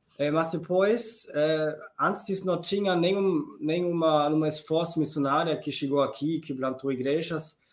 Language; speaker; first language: Portuguese; non-native, fluent; German